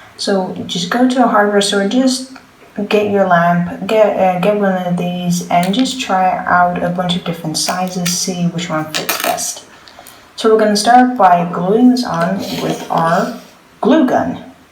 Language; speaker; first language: English; non-native, fluent; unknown